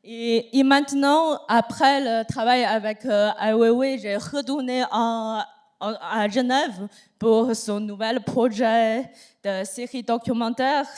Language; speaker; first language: French; non-native, learner; Chinese